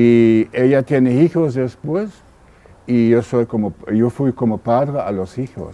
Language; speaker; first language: Spanish; non-native, learner; German